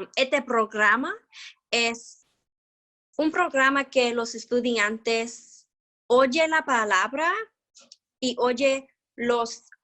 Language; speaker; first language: Spanish; non-native, learner; English